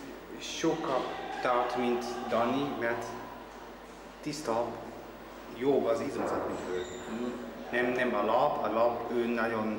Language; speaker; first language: Hungarian; non-native, learner; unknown